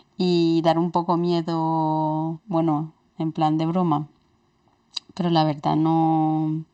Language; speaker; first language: Spanish; non-native, fluent; Romanian